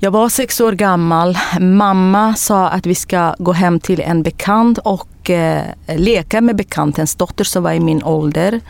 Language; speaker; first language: Swedish; non-native, fluent; Kurdish